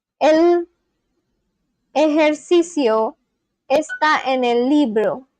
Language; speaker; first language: Spanish; non-native, learner; English